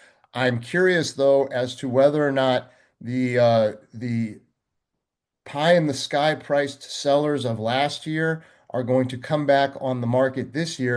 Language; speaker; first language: English; native; English